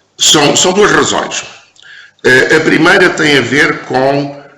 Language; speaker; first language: Portuguese; native; Portuguese